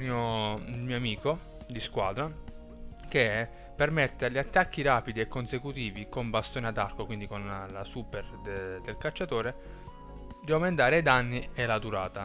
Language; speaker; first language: Italian; native; Italian